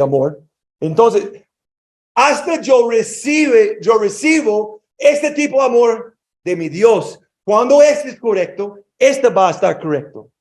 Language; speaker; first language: Spanish; non-native, fluent; English